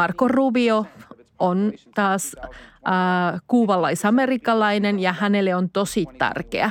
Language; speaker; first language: Finnish; non-native, fluent; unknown